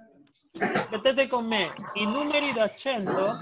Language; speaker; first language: Italian; non-native, fluent; Spanish